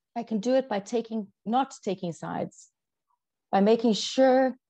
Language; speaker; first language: English; native; English